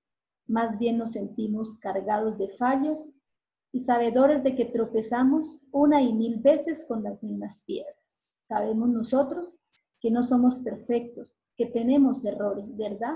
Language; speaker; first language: Spanish; native; Spanish